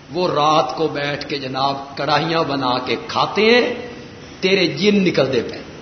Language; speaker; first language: Urdu; non-native, local second language; Punjabi